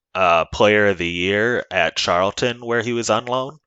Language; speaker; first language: English; native; English